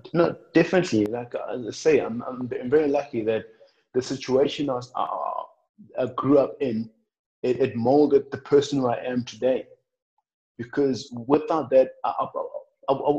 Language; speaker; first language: English; non-native, local second language; Northern Sotho